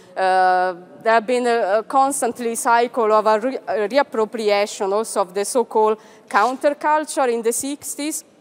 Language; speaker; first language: English; non-native, fluent; Italian